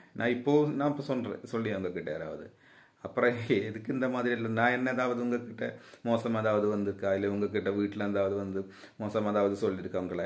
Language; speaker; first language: Tamil; non-native, learner; Malayalam